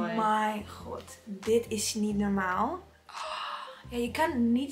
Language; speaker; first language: Dutch; non-native, learner; Italian